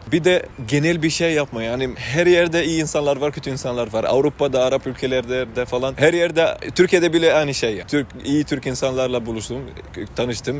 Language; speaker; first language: Turkish; non-native, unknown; Arabic